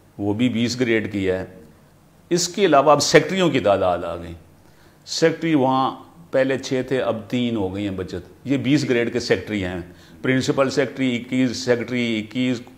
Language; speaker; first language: Urdu; native; Urdu